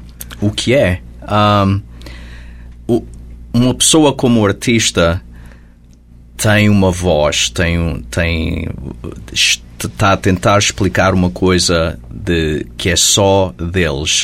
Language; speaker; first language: Portuguese; early bilingual, heritage; Portuguese